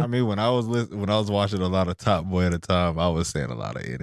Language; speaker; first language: English; native; English